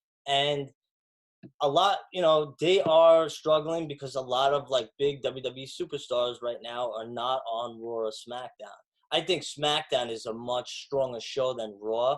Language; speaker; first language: English; native; English